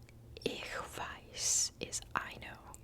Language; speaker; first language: German; non-native, learner; English